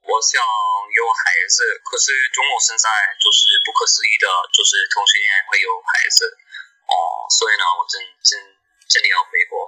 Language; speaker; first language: Chinese; non-native, learner; English